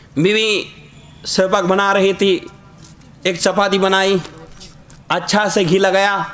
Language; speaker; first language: Hindi; non-native, local second language; Marathi